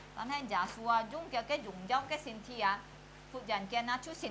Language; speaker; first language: Chinese; early bilingual, heritage; Hakka Chinese